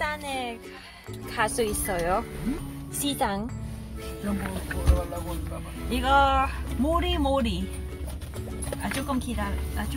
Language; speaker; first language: Korean; non-native, learner; Cantonese